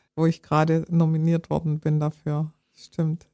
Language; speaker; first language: German; native; German